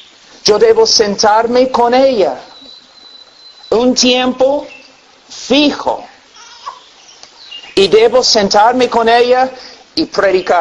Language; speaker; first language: Spanish; non-native, fluent; English